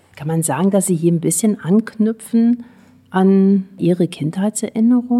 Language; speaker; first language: German; native; German